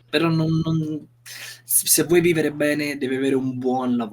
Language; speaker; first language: Italian; non-native, fluent; Romanian